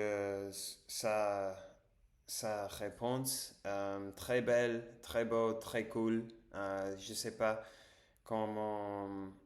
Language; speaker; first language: French; non-native, learner; English